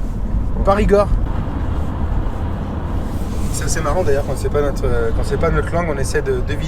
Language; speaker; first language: French; native; French